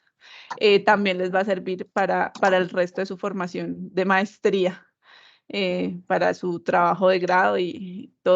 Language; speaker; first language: Spanish; native; Spanish